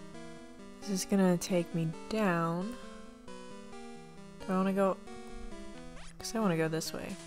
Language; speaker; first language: English; native; English